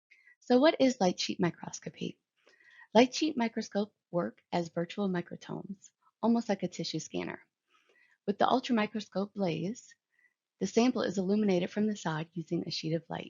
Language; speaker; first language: English; native; English